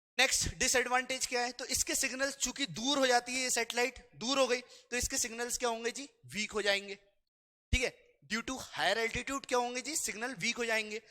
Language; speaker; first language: Hindi; native; Hindi